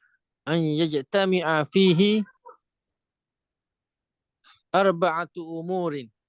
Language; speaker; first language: Arabic; non-native, fluent; Malay